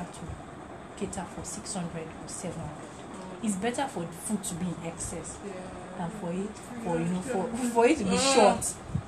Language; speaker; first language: English; non-native, local second language; Yoruba